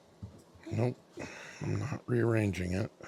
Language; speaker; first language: English; native; English